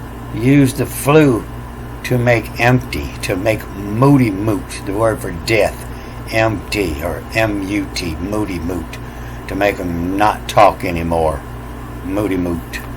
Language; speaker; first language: English; native; English